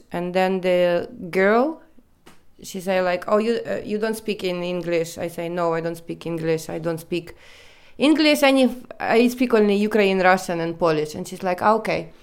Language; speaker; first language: English; non-native, learner; Ukrainian